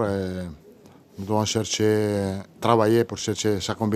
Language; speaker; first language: French; non-native, learner; Italian